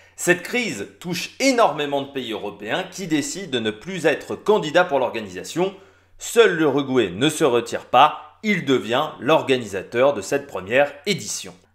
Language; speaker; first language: French; native; French